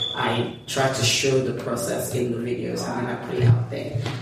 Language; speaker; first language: English; non-native, local second language; Yoruba